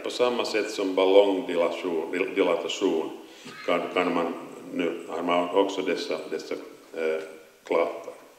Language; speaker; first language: Swedish; non-native, local second language; Finnish